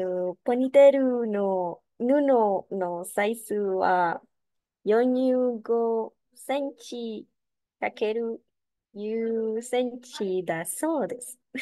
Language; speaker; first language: Japanese; non-native, learner; Spanish